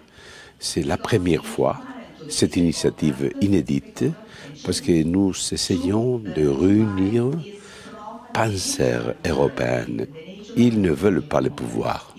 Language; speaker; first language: French; non-native, fluent; Spanish